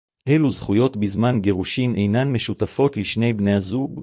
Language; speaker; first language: Hebrew; native; Hebrew